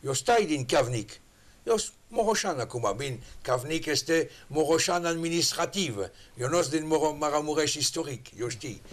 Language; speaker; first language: Romanian; non-native, learner; French